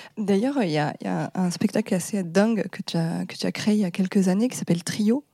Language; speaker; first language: French; native; French